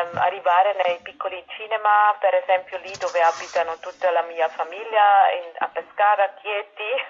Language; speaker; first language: Italian; non-native, fluent; German